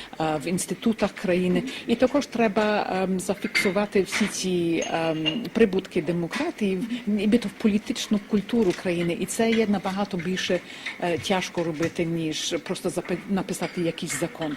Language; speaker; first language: Ukrainian; early bilingual, heritage; Ukrainian